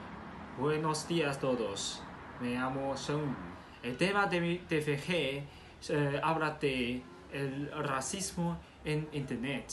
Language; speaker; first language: Spanish; non-native, fluent; Chinese